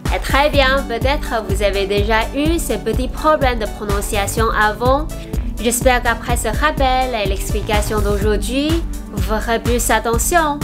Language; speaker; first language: French; non-native, fluent; Chinese